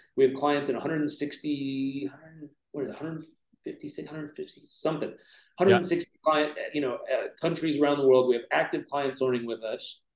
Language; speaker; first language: English; native; English